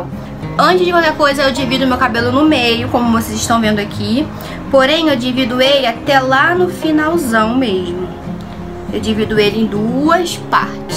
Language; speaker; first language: Portuguese; native; Portuguese